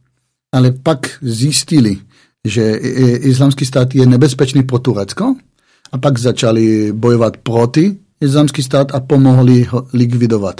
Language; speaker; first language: Czech; non-native, fluent; Hebrew